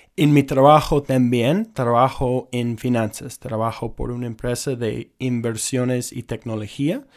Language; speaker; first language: Spanish; non-native, fluent; English